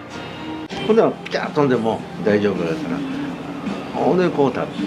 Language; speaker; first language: Japanese; native; Japanese